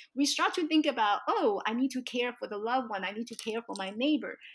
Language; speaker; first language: English; early bilingual, other home language; Chinese